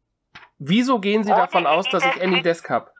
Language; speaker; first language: German; native; German